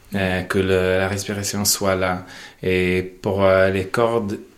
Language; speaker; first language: French; non-native, fluent; English